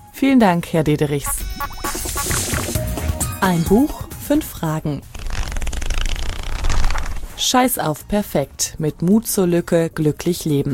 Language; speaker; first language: German; native; German